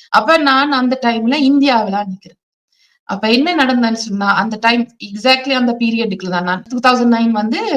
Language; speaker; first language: Tamil; early bilingual, heritage; Tamil